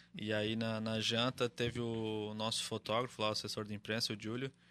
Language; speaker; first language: Portuguese; native; Portuguese